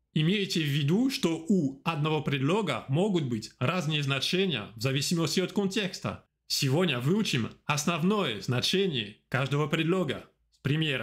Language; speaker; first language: Russian; non-native, fluent; French